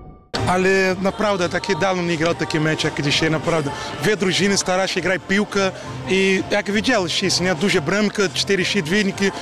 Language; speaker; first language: Polish; non-native, learner; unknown